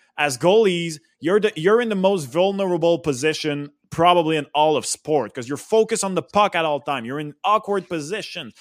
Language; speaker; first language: English; non-native, local second language; French